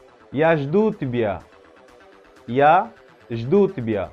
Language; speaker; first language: Russian; non-native, fluent; Portuguese